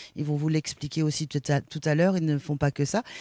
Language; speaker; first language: French; native; French